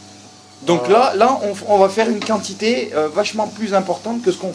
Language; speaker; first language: French; native; French